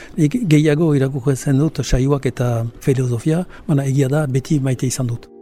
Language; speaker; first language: Basque; native; Basque